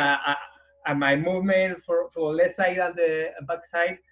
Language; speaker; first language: English; non-native, learner; Spanish